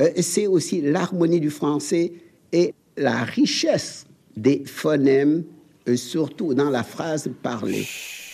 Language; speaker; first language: French; non-native, local second language; Serer